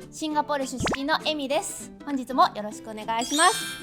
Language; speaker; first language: Japanese; non-native, fluent; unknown